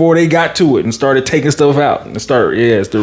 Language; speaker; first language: English; native; English